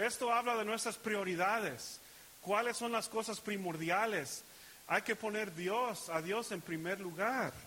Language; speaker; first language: Spanish; early bilingual, heritage; Spanish